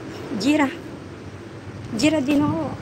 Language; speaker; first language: Italian; non-native, local second language; Filipino